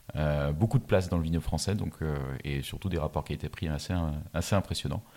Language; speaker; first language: French; native; French